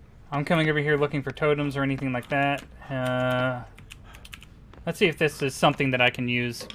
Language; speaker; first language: English; native; English